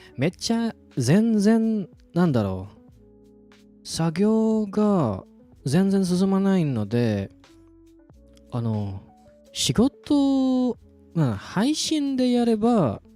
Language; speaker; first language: Japanese; non-native, fluent; Indonesian